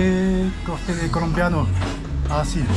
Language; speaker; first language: Spanish; non-native, learner; French